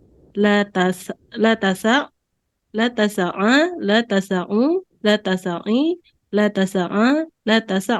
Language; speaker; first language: Arabic; non-native, learner; Indonesian